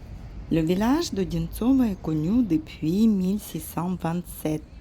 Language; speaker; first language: French; non-native, fluent; Russian